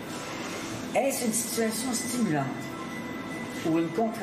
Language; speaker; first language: French; native; French